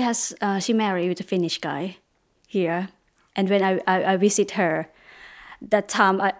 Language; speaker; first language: English; non-native, learner; Thai